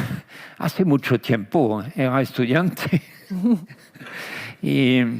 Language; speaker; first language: Spanish; non-native, fluent; French